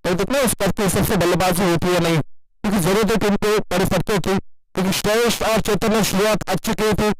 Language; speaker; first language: Hindi; non-native, local second language; Marathi